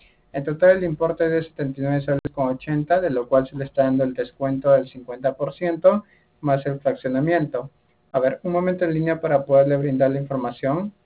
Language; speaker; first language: Spanish; native; Spanish